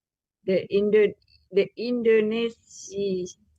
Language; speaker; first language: Dutch; non-native, learner; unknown